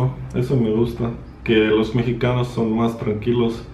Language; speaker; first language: Spanish; non-native, fluent; Russian